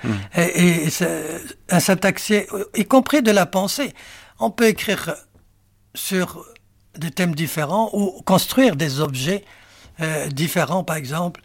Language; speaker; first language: French; non-native, local second language; Arabic